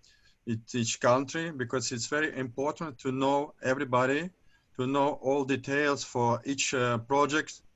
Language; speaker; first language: English; non-native, learner; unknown